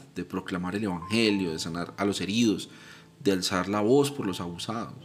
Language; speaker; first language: Spanish; native; Spanish